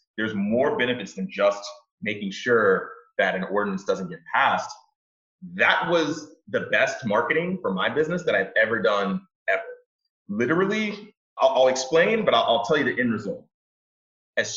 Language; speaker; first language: English; native; English